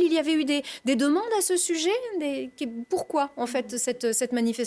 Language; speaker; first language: French; native; French